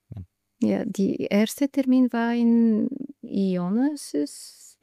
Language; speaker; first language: German; non-native, learner; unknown